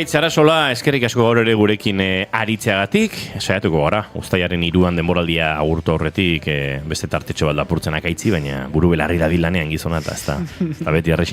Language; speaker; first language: Basque; native; Basque